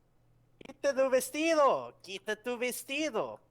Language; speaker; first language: Spanish; non-native, learner; English